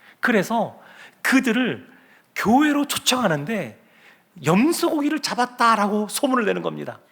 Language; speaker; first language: Korean; native; Korean